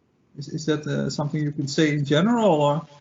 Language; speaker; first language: English; non-native, fluent; Dutch